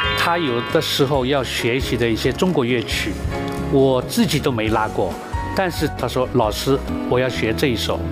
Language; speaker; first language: Chinese; native; Chinese